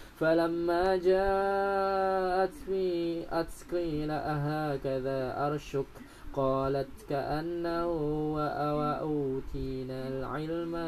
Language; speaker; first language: Arabic; non-native, learner; Indonesian